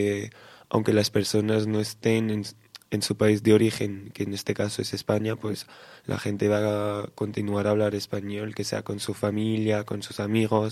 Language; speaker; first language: Spanish; early bilingual, heritage; Spanish